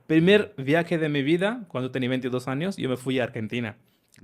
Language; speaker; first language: Spanish; non-native, fluent; Hindi